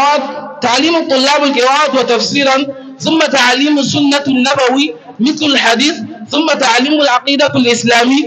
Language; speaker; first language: Arabic; non-native, learner; Hausa